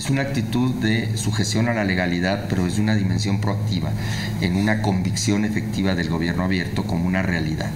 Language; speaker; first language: Spanish; native; Spanish